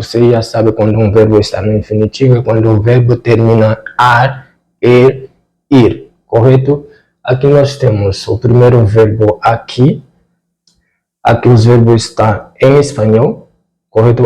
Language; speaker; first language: Portuguese; non-native, fluent; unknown